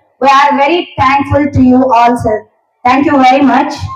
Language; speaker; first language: English; non-native, local second language; Telugu